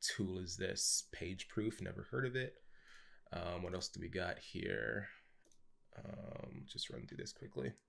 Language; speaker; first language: English; native; English